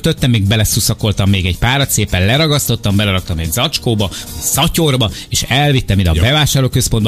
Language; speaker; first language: Hungarian; native; Hungarian